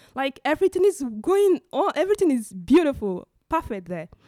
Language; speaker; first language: English; non-native, local second language; Igbo